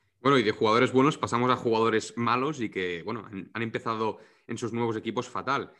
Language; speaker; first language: Spanish; non-native, local second language; Catalan